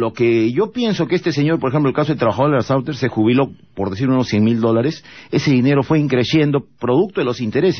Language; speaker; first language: Spanish; native; Spanish